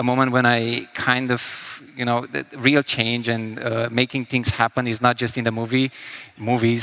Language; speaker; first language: English; non-native, fluent; Romanian